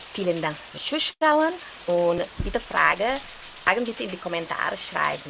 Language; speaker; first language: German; non-native, learner; Indonesian